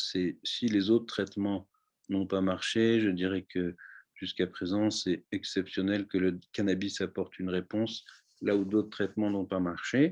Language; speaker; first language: French; native; French